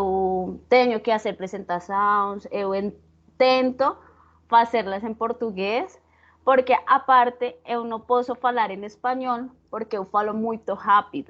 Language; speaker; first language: Portuguese; non-native, learner; Spanish